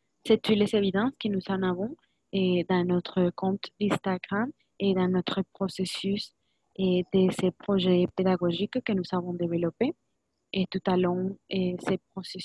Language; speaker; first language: French; non-native, learner; Spanish